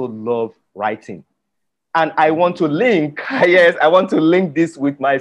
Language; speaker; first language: English; non-native, local second language; Yoruba